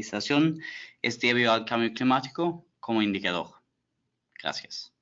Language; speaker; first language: Spanish; non-native, fluent; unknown